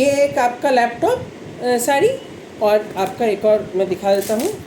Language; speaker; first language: Hindi; non-native, local second language; Bangla